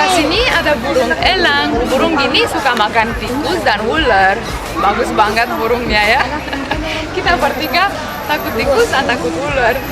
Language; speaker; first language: Indonesian; non-native, fluent; Romanian